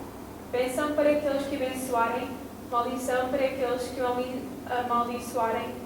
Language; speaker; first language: Portuguese; native; Portuguese